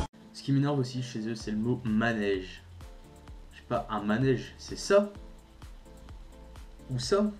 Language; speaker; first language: French; native; French